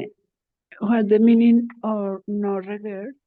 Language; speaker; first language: English; non-native, learner; Spanish